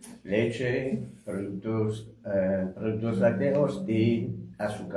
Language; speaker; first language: Spanish; non-native, fluent; French